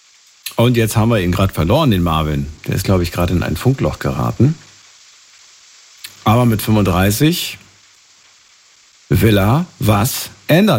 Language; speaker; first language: German; native; German